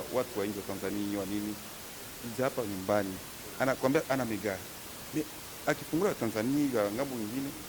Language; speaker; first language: Swahili; native; Swahili